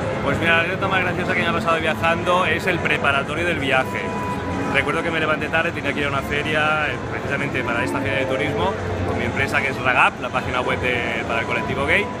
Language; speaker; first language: Spanish; native; Spanish